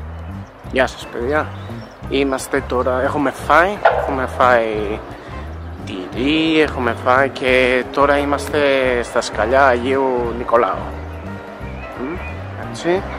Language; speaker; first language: Greek; non-native, learner; Spanish